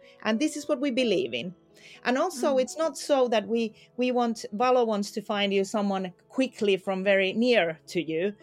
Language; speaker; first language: English; non-native, fluent; Finnish